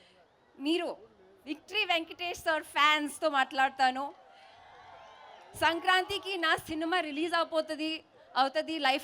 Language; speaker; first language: Telugu; non-native, learner; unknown